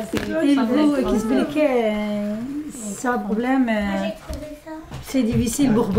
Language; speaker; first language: French; non-native, learner; Somali